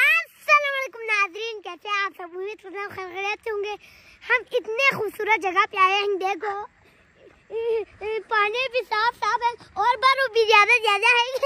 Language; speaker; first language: Hindi; non-native, local second language; Khowar